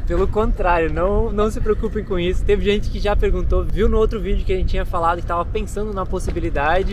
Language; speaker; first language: Portuguese; native; Portuguese